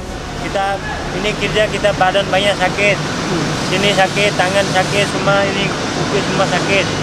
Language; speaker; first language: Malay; non-native, learner; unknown